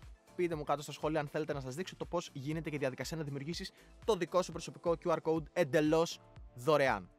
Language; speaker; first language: Greek; native; Greek